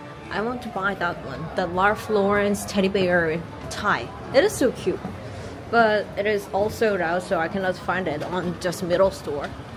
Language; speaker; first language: English; non-native, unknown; Korean